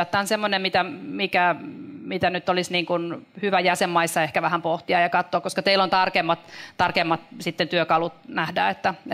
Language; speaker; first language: Finnish; native; Finnish